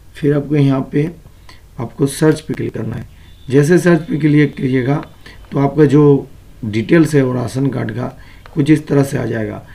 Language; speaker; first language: Hindi; non-native, local second language; Bangla